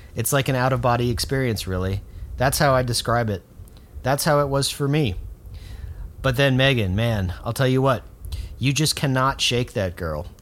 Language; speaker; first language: English; native; English